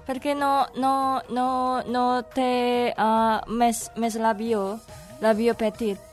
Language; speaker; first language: Catalan; non-native, learner; Indonesian